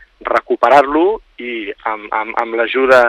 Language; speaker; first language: Catalan; native; Catalan